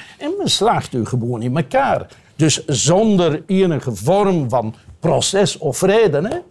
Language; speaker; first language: Dutch; native; Dutch